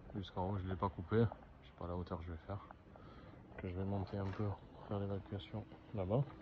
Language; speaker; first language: French; native; French